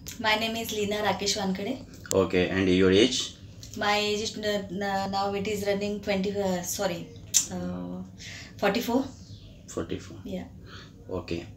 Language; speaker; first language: English; non-native, learner; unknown